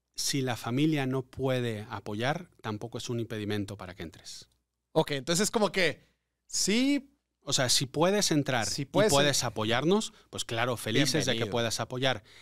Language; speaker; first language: Spanish; native; Spanish